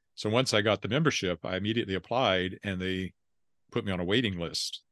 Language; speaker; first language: English; native; English